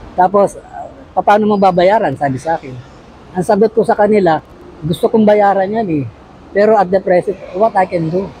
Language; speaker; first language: Filipino; native; Filipino